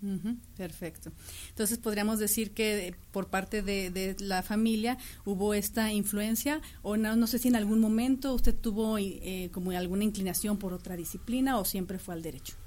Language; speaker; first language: Spanish; native; Spanish